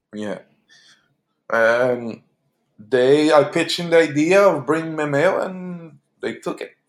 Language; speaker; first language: English; early bilingual, other home language; Portuguese